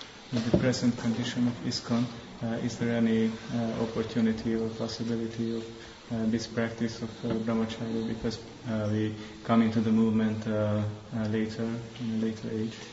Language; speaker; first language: English; non-native, fluent; Hungarian